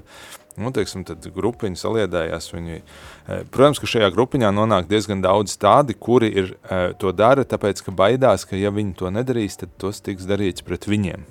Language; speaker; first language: Latvian; native; Latvian